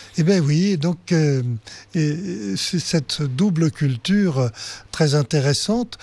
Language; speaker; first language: French; native; French